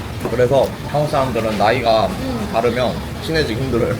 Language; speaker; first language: Korean; native; Korean